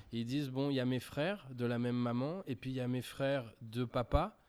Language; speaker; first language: French; native; French